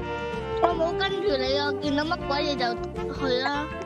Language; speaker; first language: Chinese; early bilingual, heritage; Cantonese